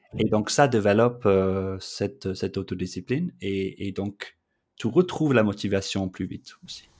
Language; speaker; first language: French; non-native, fluent; English